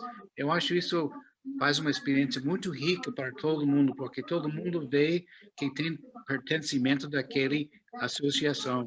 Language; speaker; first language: Portuguese; non-native, fluent; English